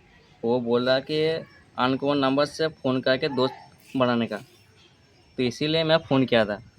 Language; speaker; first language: Hindi; non-native, local second language; Bangla